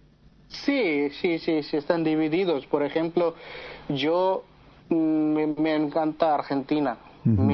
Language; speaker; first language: Spanish; non-native, fluent; Bangla